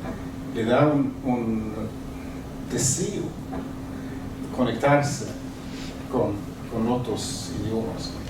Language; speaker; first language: Spanish; non-native, fluent; Swedish